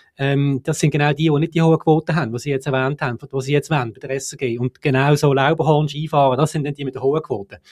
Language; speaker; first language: German; native; German